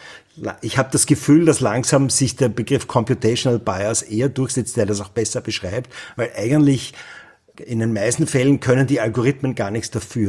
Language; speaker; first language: German; native; German